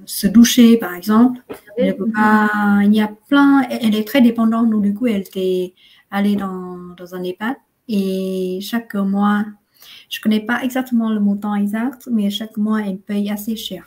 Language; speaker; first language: French; non-native, fluent; Vietnamese